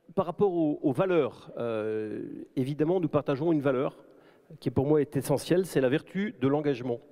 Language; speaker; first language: French; native; French